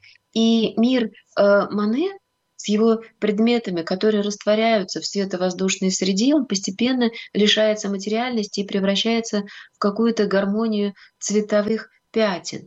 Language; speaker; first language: Russian; native; Russian